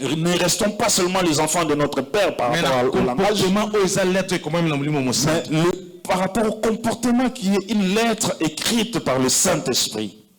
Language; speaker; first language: French; non-native, local second language; Lingala